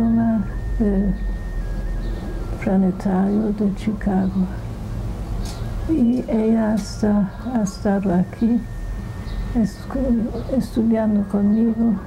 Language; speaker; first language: Spanish; non-native, fluent; German